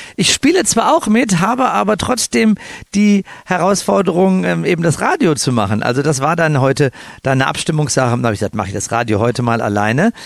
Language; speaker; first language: German; native; German